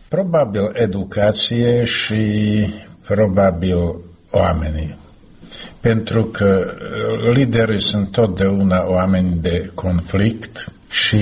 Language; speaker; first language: Romanian; non-native, learner; Slovak